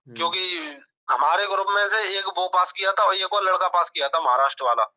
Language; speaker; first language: Hindi; native; Hindi